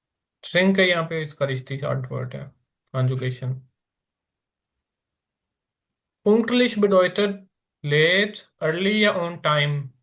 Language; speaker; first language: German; non-native, learner; Urdu